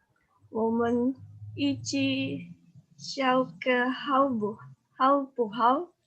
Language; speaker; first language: Chinese; non-native, learner; Indonesian